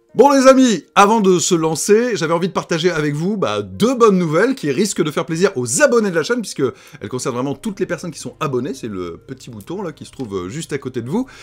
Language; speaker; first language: French; native; French